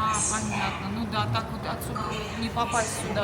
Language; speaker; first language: Russian; native; Russian